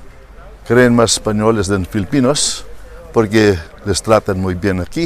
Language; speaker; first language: Spanish; non-native, fluent; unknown